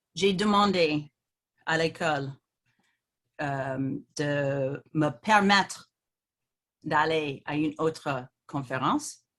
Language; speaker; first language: French; non-native, fluent; English